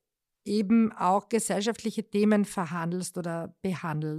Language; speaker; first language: German; native; German